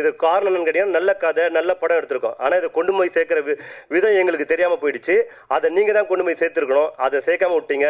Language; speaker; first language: Tamil; native; Tamil